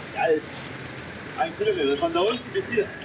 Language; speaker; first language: German; non-native, fluent; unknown